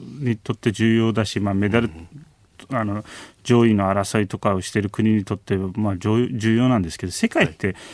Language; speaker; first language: Japanese; non-native, fluent; Turkish